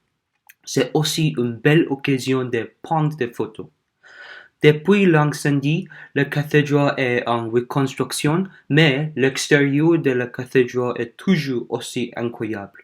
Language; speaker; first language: French; non-native, learner; Korean